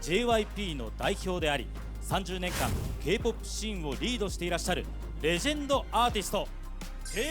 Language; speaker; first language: Japanese; native; Japanese